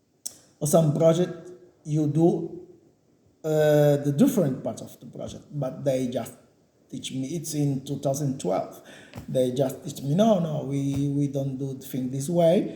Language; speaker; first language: English; non-native, learner; Portuguese